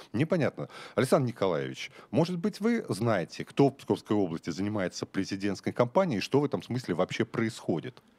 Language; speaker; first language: Russian; native; Russian